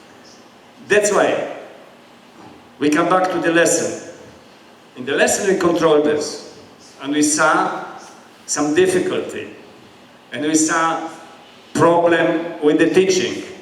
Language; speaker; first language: English; non-native, learner; Polish